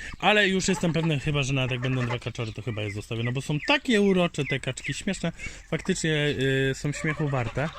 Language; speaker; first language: Polish; native; Polish